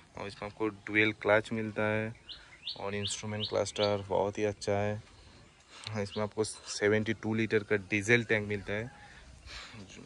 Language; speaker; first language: Hindi; non-native, local second language; Bangla